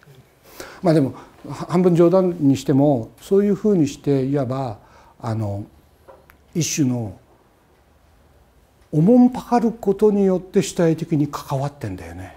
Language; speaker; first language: Japanese; native; Japanese